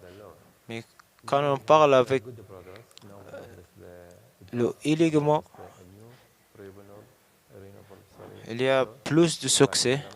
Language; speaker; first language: French; non-native, learner; Arabic